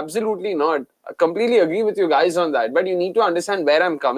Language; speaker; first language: English; non-native, local second language; Hindi